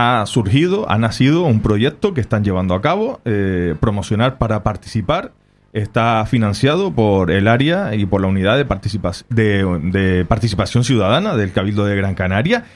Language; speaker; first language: Spanish; native; Spanish